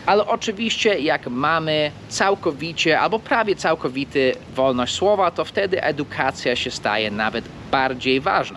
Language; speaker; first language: Polish; non-native, fluent; English